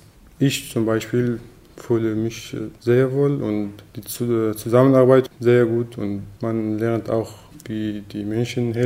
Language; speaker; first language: German; non-native, fluent; Arabic